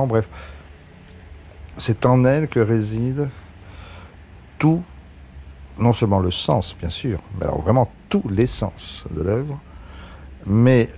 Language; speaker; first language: French; native; French